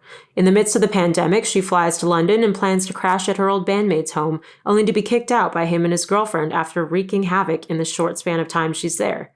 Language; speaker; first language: English; native; English